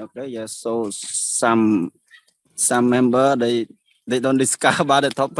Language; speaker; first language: English; non-native, learner; Khmer